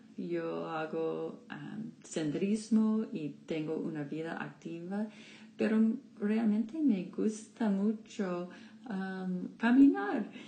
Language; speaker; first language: Spanish; non-native, learner; English